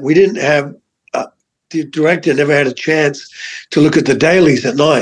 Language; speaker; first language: English; native; English